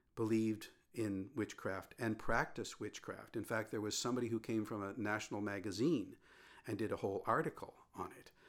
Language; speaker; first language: English; native; English